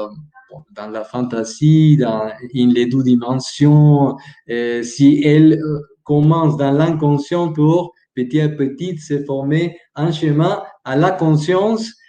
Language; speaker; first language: French; non-native, learner; Spanish